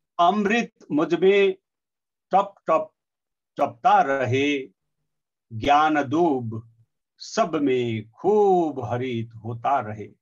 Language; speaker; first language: Hindi; non-native, local second language; Nepali